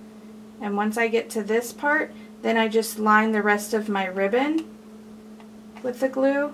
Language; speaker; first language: English; native; English